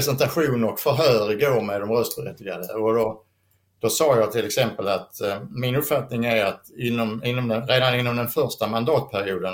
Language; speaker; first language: Swedish; native; Swedish